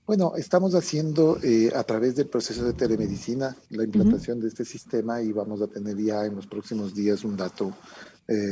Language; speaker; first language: Spanish; native; Spanish